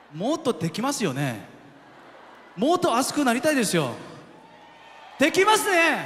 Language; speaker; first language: Japanese; non-native, fluent; Korean